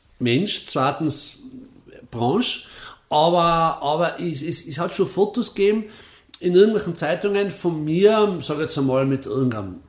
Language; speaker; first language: German; native; German